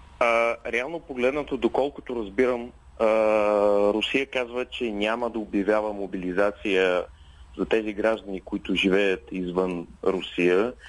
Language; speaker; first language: Bulgarian; native; Bulgarian